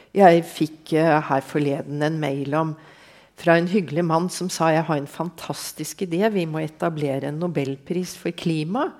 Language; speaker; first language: Norwegian; native; Norwegian